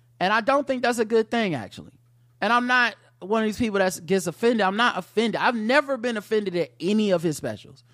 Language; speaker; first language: English; native; English